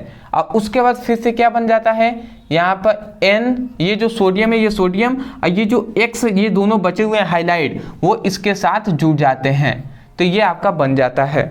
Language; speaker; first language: Hindi; native; Hindi